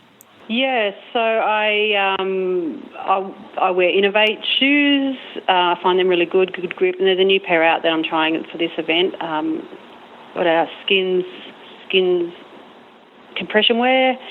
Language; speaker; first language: English; native; English